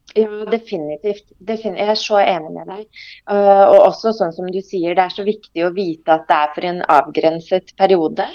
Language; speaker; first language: Norwegian; early bilingual, other home language; Polish